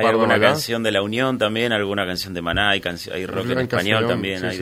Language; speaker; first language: Spanish; native; Spanish